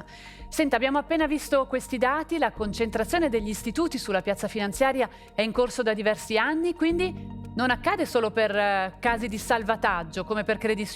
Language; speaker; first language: Italian; native; Italian